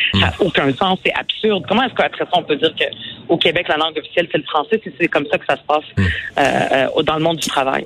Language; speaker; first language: French; early bilingual, other home language; Arabic